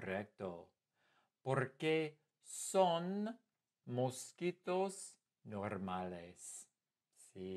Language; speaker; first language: Spanish; non-native, fluent; English